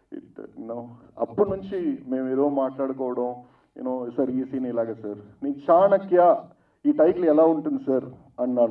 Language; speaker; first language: Telugu; non-native, fluent; Tamil